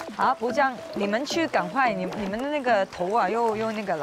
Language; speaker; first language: Chinese; non-native, local second language; Cantonese